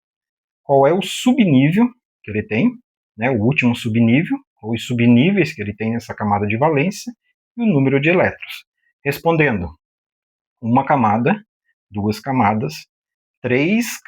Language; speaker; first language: Portuguese; native; Portuguese